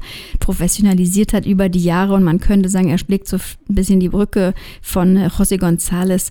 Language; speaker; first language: German; native; German